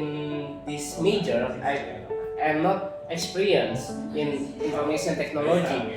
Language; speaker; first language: English; non-native, learner; Indonesian